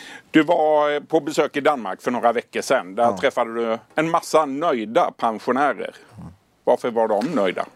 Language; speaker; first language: Swedish; native; Swedish